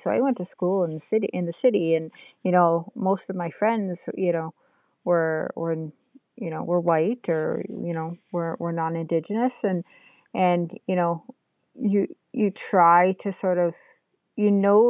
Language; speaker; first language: English; native; English